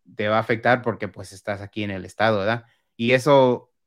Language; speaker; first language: Spanish; early bilingual, heritage; Spanish